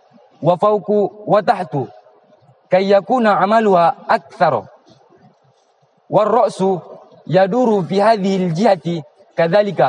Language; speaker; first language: Arabic; non-native, learner; Indonesian